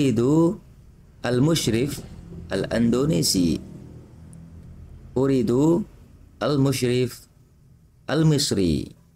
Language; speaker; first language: Arabic; non-native, fluent; Indonesian